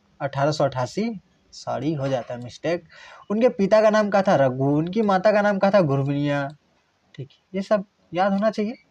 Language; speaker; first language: Hindi; non-native, local second language; Bangla